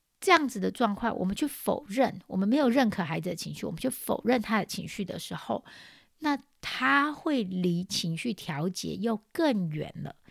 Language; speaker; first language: Chinese; native; Chinese